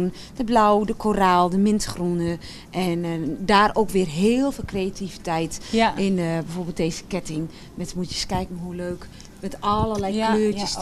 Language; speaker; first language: Dutch; native; Dutch